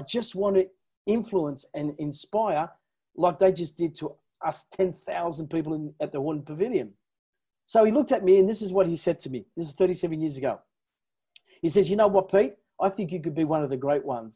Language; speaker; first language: English; non-native, local second language; Italian